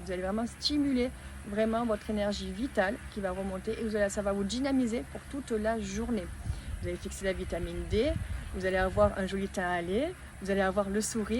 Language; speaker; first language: French; native; French